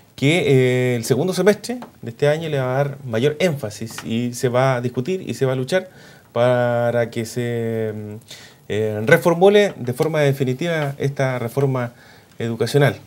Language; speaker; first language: Spanish; native; Spanish